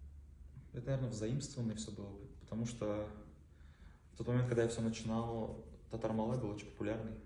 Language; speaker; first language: Russian; non-native, local second language; Tatar